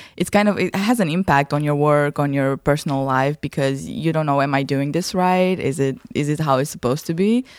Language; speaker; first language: English; non-native, fluent; Romanian